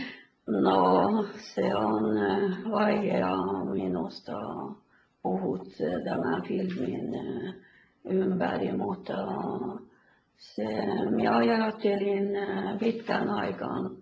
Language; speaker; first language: Finnish; early bilingual, heritage; Finnish